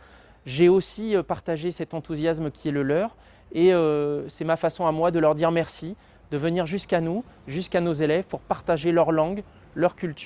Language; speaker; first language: French; native; French